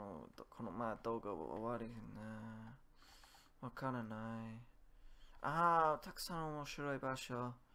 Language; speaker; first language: Japanese; non-native, learner; English